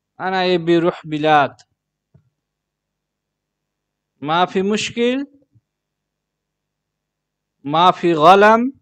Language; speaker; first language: Arabic; non-native, learner; Urdu